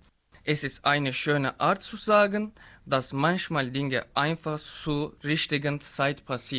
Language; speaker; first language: German; non-native, learner; Turkish